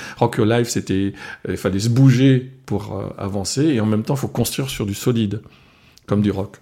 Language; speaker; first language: French; non-native, local second language; Swiss German